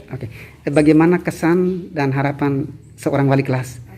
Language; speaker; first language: Indonesian; native; Indonesian